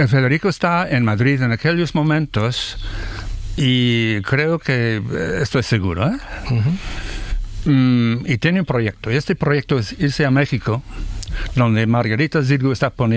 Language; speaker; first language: Spanish; non-native, fluent; English